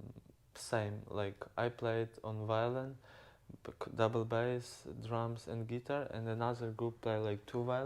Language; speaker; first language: English; non-native, learner; Ukrainian